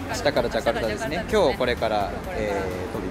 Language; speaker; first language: Japanese; native; Japanese